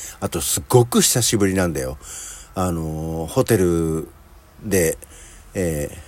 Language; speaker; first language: Japanese; native; Japanese